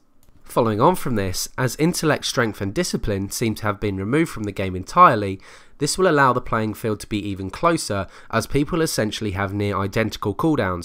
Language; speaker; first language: English; native; English